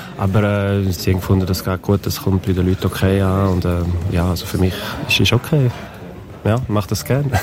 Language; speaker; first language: German; non-native, local second language; French